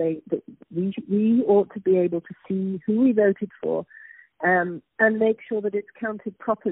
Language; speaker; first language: English; native; English